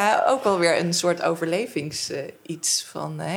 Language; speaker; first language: Dutch; native; Dutch